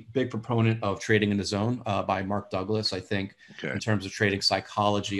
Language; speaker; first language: English; native; English